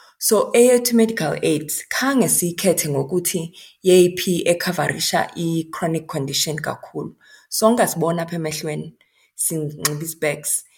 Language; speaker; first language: Xhosa; non-native, local second language; Zulu